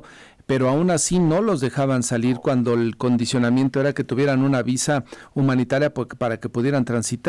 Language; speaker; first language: Spanish; native; Spanish